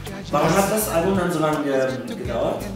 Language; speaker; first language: German; native; German